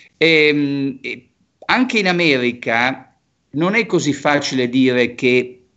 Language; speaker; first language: Italian; native; Italian